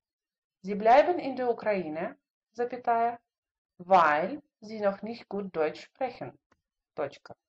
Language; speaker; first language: German; non-native, fluent; Russian